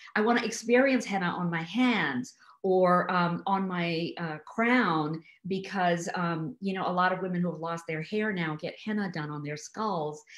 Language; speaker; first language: English; early bilingual, other home language; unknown